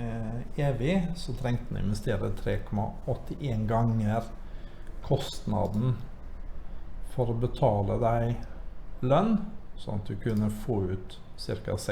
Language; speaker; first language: Norwegian; native; Norwegian